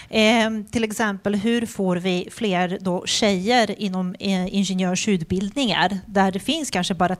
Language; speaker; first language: Swedish; non-native, fluent; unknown